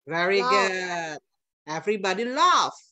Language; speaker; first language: English; non-native, fluent; Indonesian